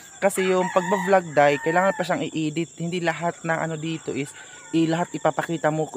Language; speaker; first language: Filipino; non-native, local second language; Cebuano